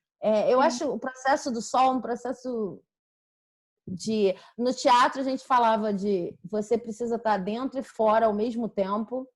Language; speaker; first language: Portuguese; native; Portuguese